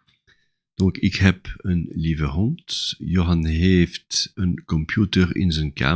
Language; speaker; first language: Dutch; non-native, fluent; French